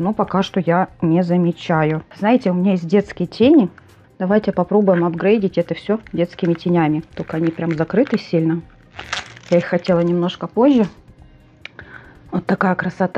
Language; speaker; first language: Russian; native; Russian